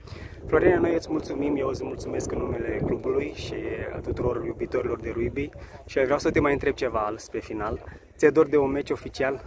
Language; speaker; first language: Romanian; native; Romanian